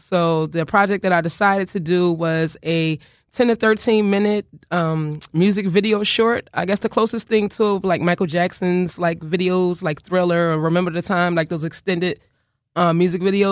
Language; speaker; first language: English; native; English